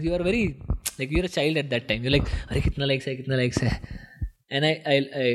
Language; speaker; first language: English; non-native, local second language; Marathi